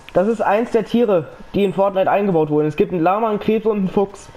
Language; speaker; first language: German; native; German